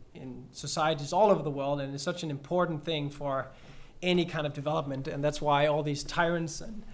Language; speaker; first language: English; non-native, fluent; Danish